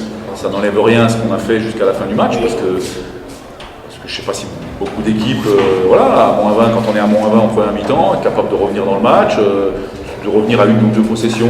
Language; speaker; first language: French; native; French